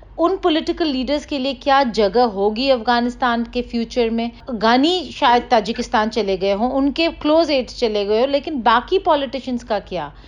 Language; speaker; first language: Urdu; native; Urdu